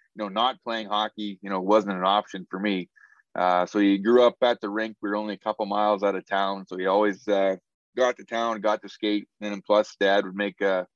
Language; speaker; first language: English; native; English